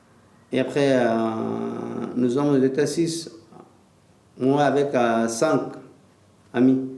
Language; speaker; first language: French; non-native, learner; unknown